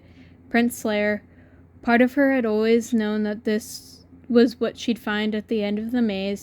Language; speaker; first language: English; native; English